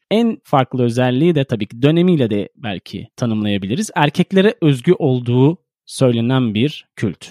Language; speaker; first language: Turkish; native; Turkish